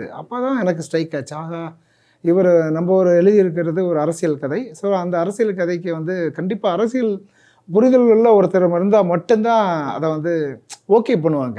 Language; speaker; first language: Tamil; native; Tamil